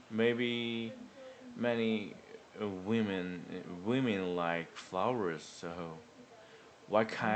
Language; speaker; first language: English; non-native, learner; Korean